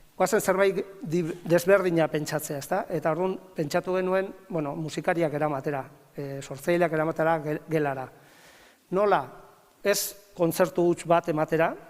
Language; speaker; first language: Basque; native; Basque